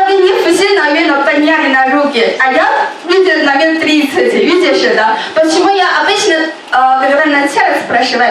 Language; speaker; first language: Russian; non-native, learner; Chinese